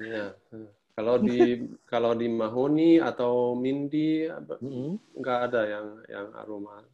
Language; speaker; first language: Indonesian; non-native, fluent; German